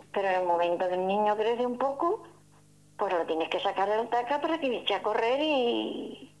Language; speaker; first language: Spanish; native; Spanish